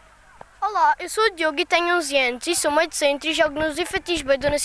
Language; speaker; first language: Portuguese; native; Portuguese